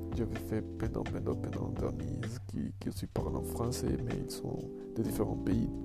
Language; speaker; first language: French; non-native, learner; Spanish